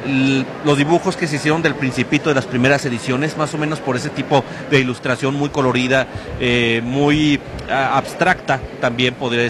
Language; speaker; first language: Spanish; native; Spanish